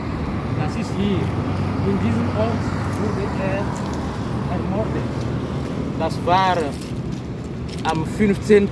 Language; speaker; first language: German; non-native, fluent; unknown